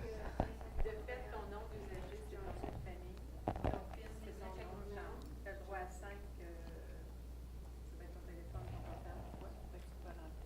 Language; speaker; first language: French; native; French